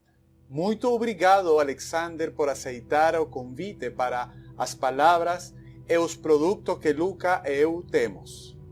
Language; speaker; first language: Portuguese; non-native, learner; Spanish